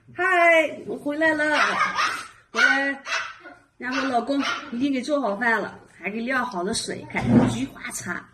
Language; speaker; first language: Chinese; native; Chinese